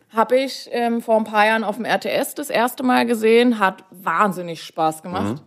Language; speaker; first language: German; native; German